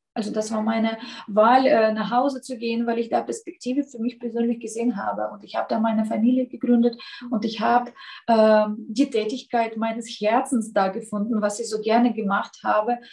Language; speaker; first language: German; non-native, fluent; Russian